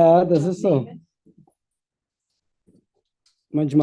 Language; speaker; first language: German; non-native, learner; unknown